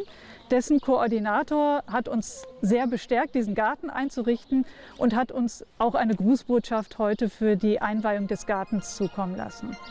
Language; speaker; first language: German; native; German